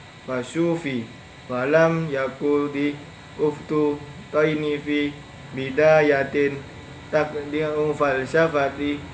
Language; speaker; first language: Arabic; non-native, learner; Indonesian